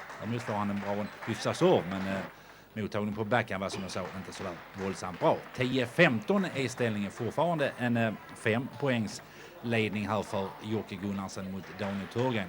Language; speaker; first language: Swedish; native; Swedish